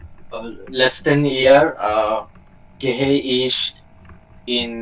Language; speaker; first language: German; non-native, learner; Bangla